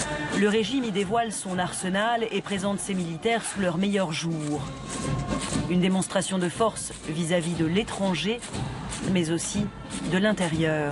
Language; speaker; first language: French; native; French